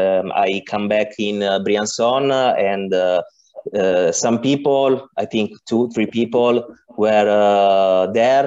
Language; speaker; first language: English; non-native, learner; Italian